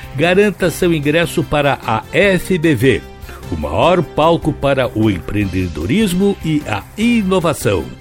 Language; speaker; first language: Portuguese; native; Portuguese